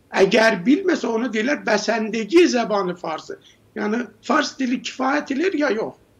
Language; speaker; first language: Azerbaijani; native; Azerbaijani